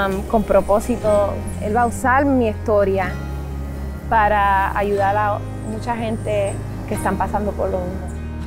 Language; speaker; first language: Spanish; early bilingual, other home language; English